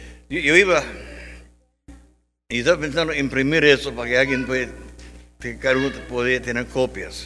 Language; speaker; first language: Spanish; non-native, learner; English